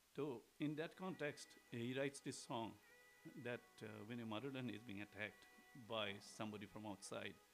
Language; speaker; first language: English; non-native, local second language; Assamese